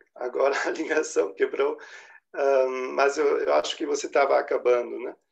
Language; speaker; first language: Portuguese; non-native, fluent; German